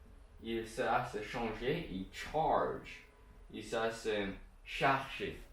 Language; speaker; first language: French; non-native, learner; Chinese